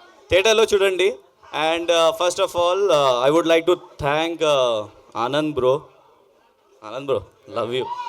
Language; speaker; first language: Telugu; non-native, local second language; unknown